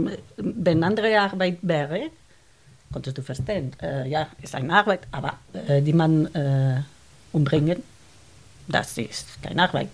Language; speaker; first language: German; non-native, learner; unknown